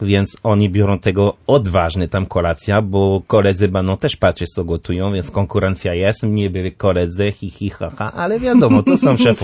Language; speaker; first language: Polish; non-native, learner; French